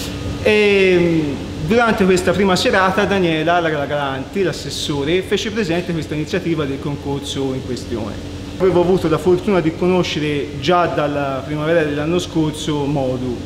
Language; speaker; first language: Italian; native; Italian